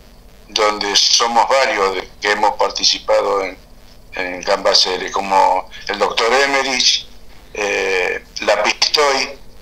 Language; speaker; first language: Spanish; native; Spanish